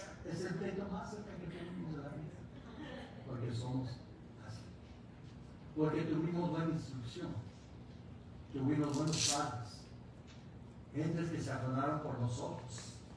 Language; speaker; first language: Spanish; early bilingual, heritage; Spanish